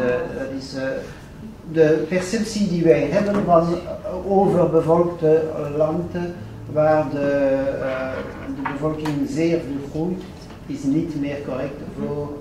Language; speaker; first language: Dutch; non-native, fluent; French